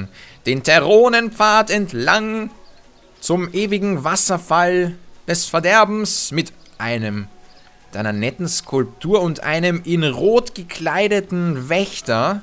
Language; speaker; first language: German; native; German